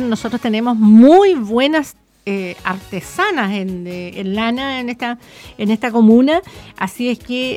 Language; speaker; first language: Spanish; native; Spanish